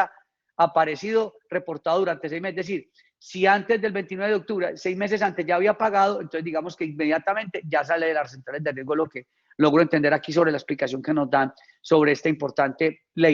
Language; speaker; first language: Spanish; native; Spanish